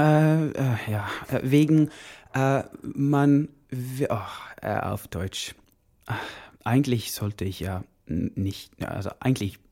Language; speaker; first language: German; non-native, learner; Norwegian